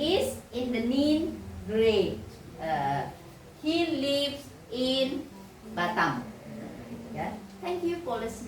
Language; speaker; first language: English; non-native, fluent; Indonesian